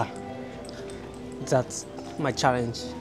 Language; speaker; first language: English; non-native, learner; Japanese